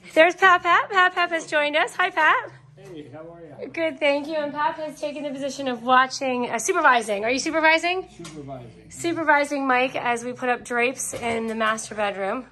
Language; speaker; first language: English; native; English